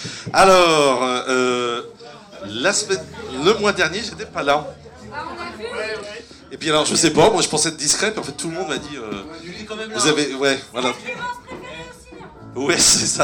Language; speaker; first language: French; native; French